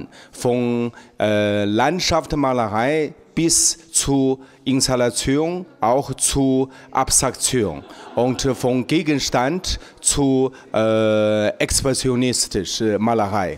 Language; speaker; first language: German; non-native, learner; Chinese